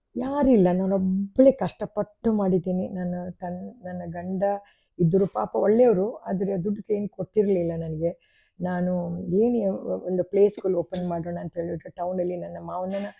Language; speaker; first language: Kannada; non-native, local second language; Kodava